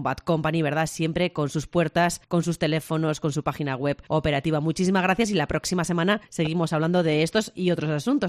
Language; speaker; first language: Spanish; native; Spanish